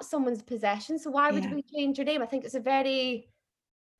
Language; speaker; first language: English; native; English